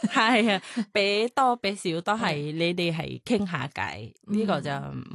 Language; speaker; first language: Cantonese; non-native, learner; Thai